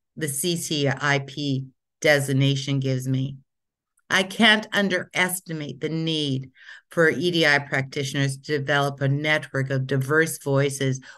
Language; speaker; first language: English; native; English